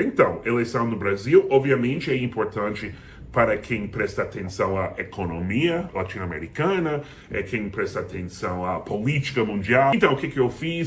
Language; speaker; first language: Portuguese; non-native, fluent; English